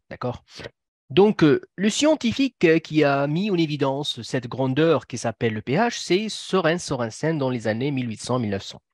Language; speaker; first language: French; non-native, local second language; Arabic